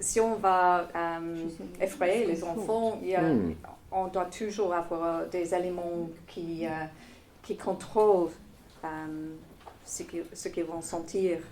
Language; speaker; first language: French; non-native, fluent; English